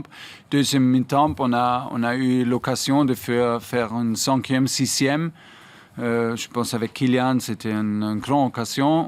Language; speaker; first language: French; non-native, fluent; German